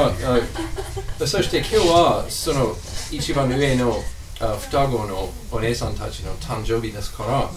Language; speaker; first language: Japanese; non-native, fluent; English